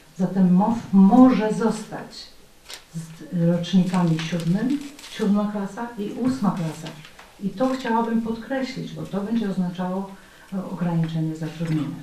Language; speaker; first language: Polish; native; Polish